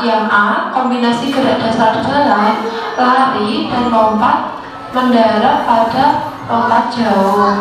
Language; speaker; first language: Indonesian; native; Indonesian